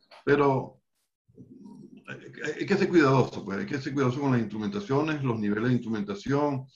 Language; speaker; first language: Spanish; native; Spanish